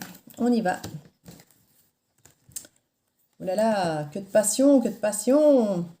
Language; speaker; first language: French; native; French